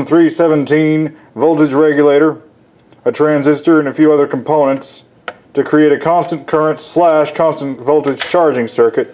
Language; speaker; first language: English; native; English